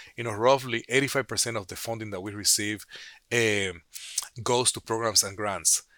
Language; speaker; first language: English; non-native, fluent; Spanish